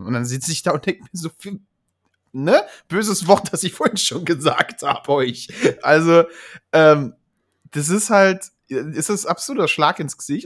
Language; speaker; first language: German; native; German